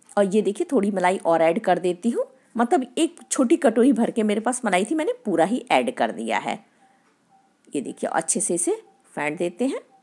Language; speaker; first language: Hindi; native; Hindi